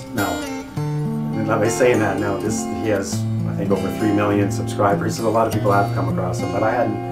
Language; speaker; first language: English; native; English